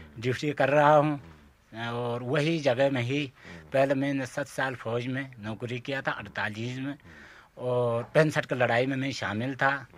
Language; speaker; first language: Urdu; non-native, local second language; Balti